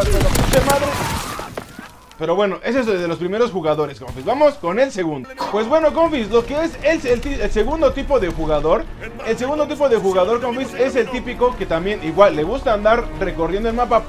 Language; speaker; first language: Spanish; native; Spanish